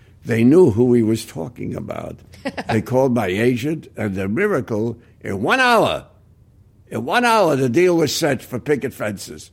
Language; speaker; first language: English; native; English